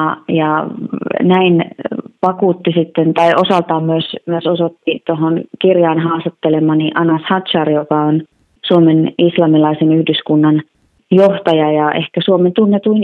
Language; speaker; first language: Finnish; native; Finnish